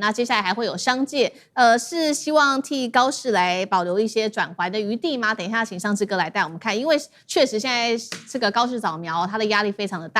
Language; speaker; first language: Chinese; native; Chinese